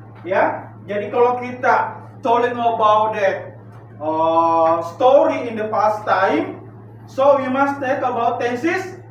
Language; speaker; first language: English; non-native, learner; Indonesian